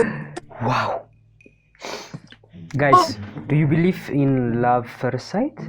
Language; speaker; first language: English; non-native, learner; Amharic